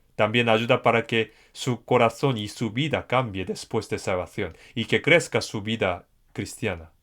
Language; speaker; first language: Spanish; non-native, fluent; Korean